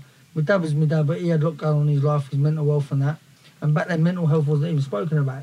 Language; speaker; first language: English; native; English